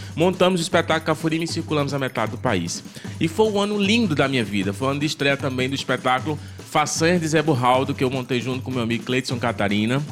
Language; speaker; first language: Portuguese; native; Portuguese